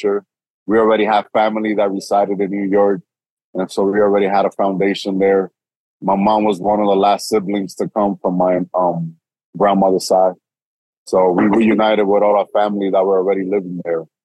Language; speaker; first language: English; early bilingual, other home language; Spanish